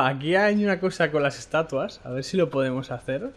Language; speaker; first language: Spanish; native; Spanish